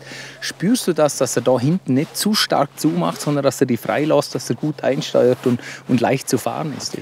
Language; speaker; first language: German; native; German